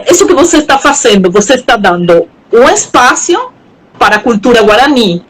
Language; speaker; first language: Portuguese; non-native, local second language; Spanish